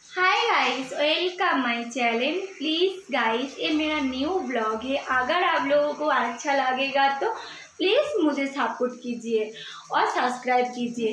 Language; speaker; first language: Hindi; non-native, local second language; Bangla